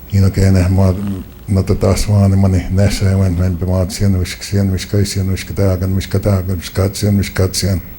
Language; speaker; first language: English; early bilingual, other home language; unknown